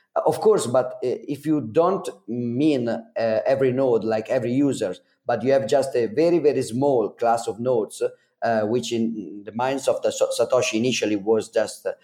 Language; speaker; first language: English; non-native, fluent; Italian